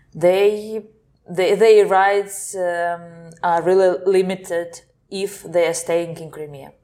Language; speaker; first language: English; non-native, fluent; Ukrainian